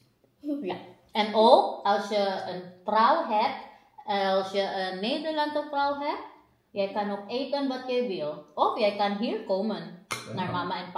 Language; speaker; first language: Dutch; non-native, learner; Filipino